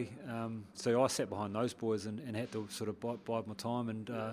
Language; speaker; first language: English; native; English